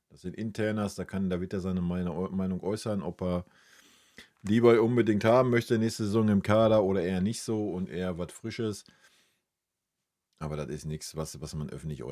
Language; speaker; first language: German; native; German